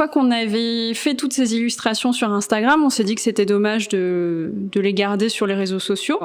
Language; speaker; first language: French; native; French